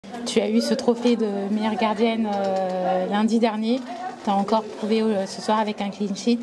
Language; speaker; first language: French; native; French